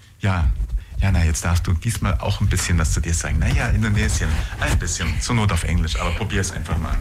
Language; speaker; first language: German; native; German